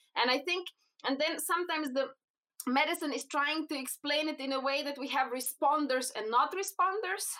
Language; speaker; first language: English; non-native, fluent; Slovenian